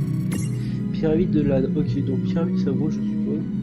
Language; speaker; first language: French; native; French